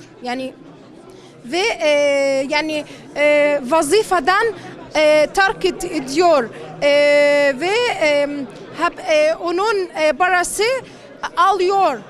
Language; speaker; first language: Turkish; non-native, learner; Arabic